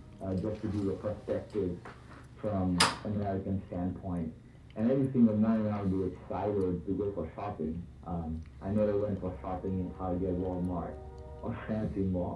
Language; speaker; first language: English; non-native, local second language; Bangla